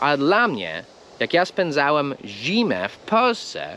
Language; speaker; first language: Polish; non-native, fluent; English